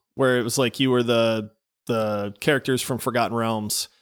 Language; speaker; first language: English; native; English